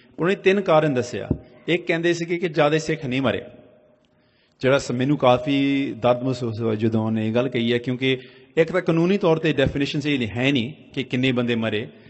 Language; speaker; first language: Punjabi; early bilingual, heritage; Punjabi